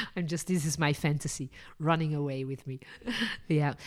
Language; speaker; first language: English; non-native, fluent; Dutch